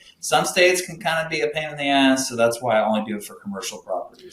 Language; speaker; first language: English; native; English